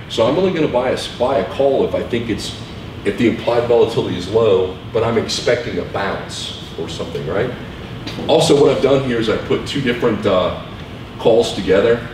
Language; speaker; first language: English; native; English